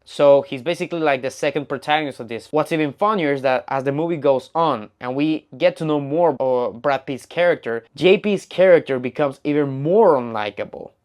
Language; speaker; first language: English; non-native, fluent; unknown